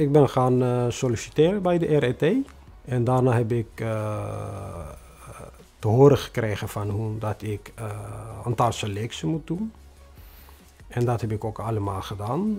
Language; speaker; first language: Dutch; non-native, fluent; Tigrinya